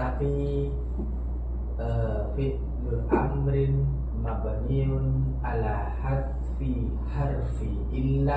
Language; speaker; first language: Arabic; non-native, learner; Indonesian